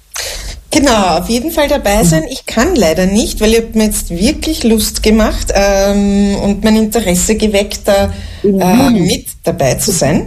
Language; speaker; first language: German; native; German